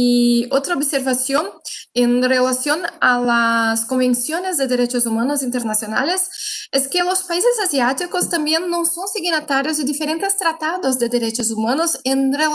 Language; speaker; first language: Spanish; non-native, fluent; Portuguese